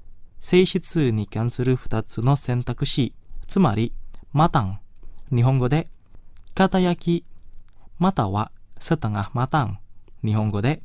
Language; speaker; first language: Japanese; non-native, fluent; Indonesian